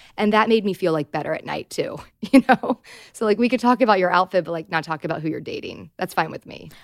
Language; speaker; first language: English; native; English